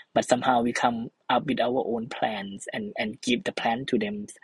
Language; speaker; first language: English; non-native, fluent; Thai